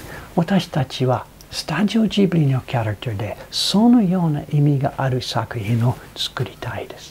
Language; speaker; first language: Japanese; non-native, fluent; English